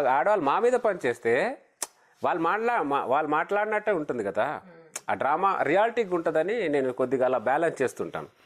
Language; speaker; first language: Telugu; non-native, local second language; Lambadi